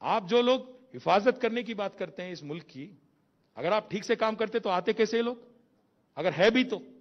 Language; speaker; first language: Hindi; non-native, local second language; Telugu